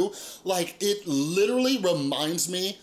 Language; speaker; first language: English; native; English